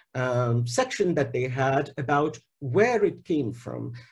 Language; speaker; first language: English; non-native, local second language; Hindi